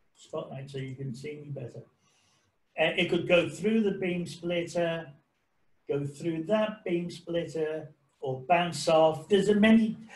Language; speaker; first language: English; native; English